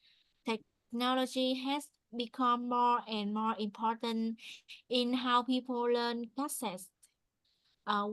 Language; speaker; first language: English; non-native, learner; Vietnamese